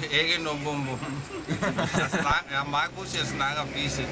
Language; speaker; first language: Danish; non-native, learner; Bangla